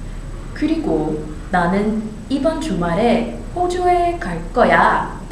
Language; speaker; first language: Korean; non-native, learner; English